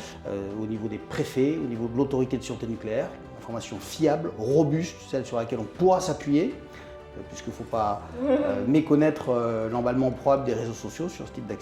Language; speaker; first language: French; native; French